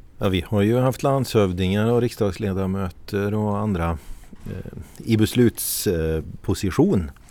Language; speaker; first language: Swedish; native; Swedish